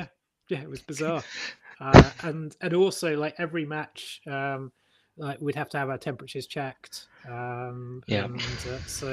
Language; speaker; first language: English; native; English